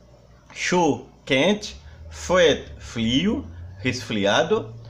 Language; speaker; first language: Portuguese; non-native, fluent; Haitian Creole